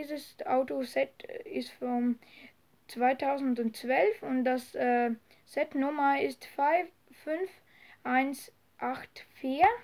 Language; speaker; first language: German; non-native, learner; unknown